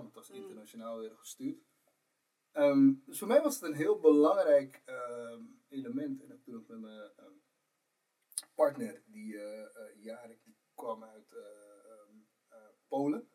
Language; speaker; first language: Dutch; native; Dutch